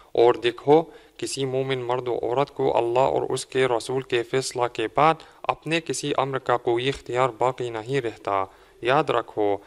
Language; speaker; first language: Urdu; non-native, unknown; Arabic